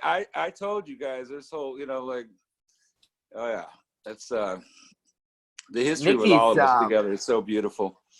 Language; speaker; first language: English; native; English